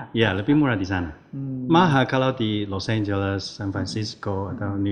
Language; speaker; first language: Indonesian; non-native, learner; Chinese